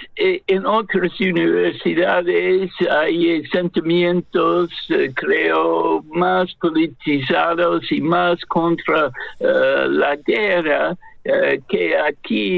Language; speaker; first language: Spanish; non-native, fluent; English